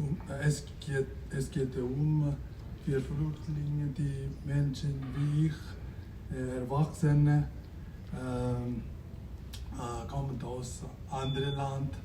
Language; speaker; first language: German; non-native, learner; Tibetan